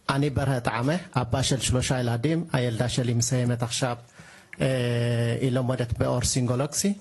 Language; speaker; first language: Hebrew; non-native, learner; Tigrinya